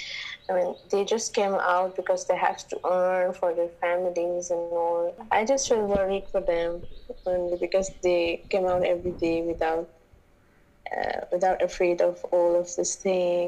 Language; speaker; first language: English; non-native, local second language; Manipuri